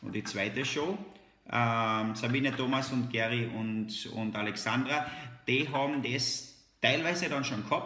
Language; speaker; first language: German; native; German